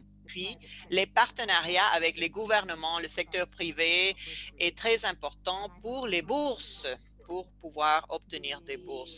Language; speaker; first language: French; non-native, fluent; Spanish